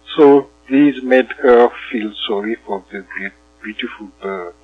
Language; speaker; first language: English; non-native, fluent; Malagasy